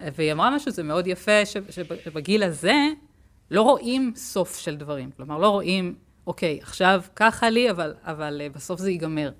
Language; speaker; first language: Hebrew; native; Hebrew